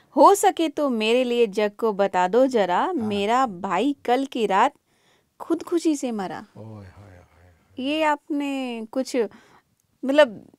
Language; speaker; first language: Hindi; native; Hindi